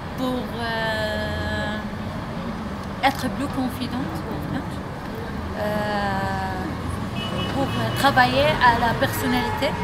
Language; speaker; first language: French; non-native, learner; Arabic